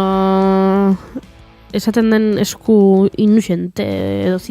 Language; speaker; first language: Basque; native; Basque